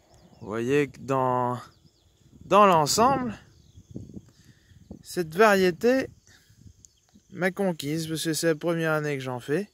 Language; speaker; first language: French; native; French